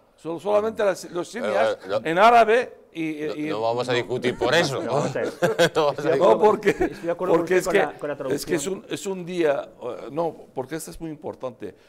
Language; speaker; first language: Spanish; non-native, fluent; Arabic